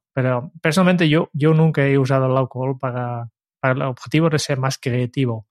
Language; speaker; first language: Spanish; non-native, fluent; Dutch